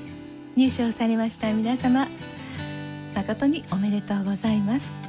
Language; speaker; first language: Japanese; native; Japanese